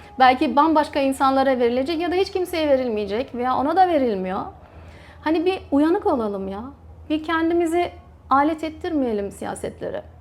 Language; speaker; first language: Turkish; early bilingual, heritage; Turkish